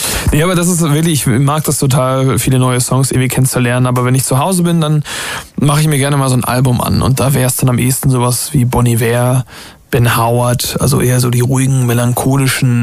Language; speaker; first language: German; native; German